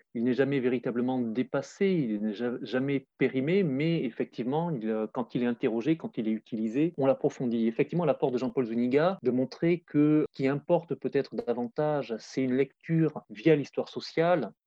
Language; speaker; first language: French; native; French